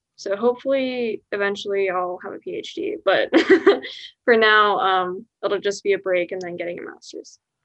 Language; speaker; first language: English; early bilingual, other home language; Spanish